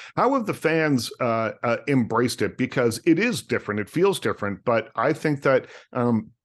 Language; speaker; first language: English; native; English